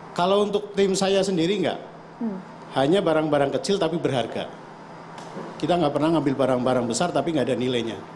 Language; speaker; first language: Indonesian; native; Indonesian